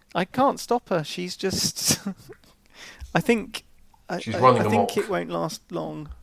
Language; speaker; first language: English; native; English